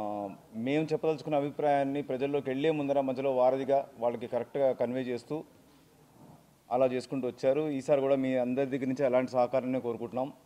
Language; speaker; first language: Telugu; native; Telugu